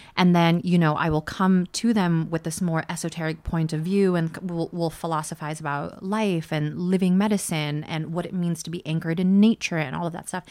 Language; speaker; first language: English; early bilingual, other home language; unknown